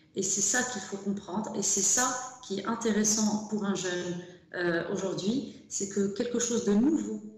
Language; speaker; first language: French; non-native, local second language; Arabic